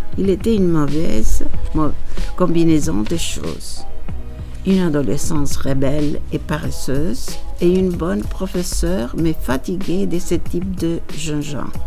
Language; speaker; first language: French; non-native, fluent; Spanish